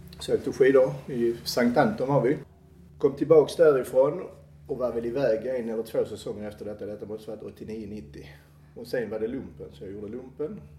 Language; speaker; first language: Swedish; native; Swedish